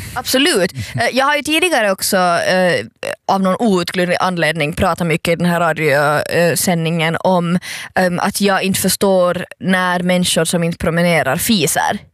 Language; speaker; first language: Swedish; non-native, fluent; German